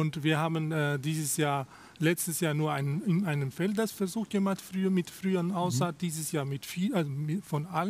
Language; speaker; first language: German; non-native, fluent; Russian